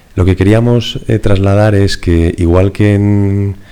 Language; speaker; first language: Spanish; native; Spanish